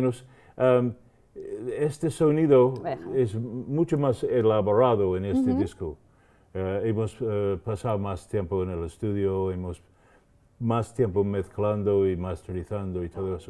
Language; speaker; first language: Spanish; non-native, fluent; English